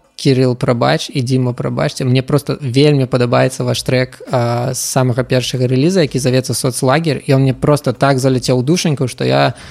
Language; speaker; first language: Belarusian; non-native, local second language; Russian